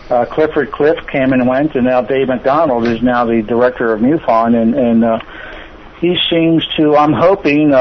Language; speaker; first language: English; native; English